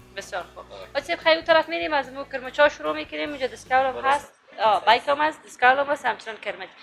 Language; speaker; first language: Persian; native; Persian